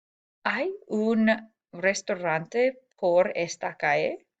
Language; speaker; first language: Spanish; non-native, fluent; English